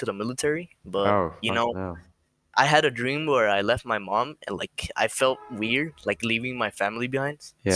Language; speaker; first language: English; early bilingual, other home language; Spanish